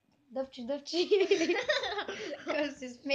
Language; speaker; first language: Bulgarian; native; Bulgarian